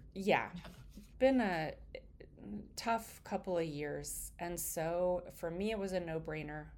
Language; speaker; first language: English; native; English